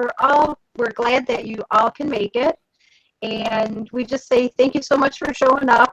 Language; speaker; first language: English; native; English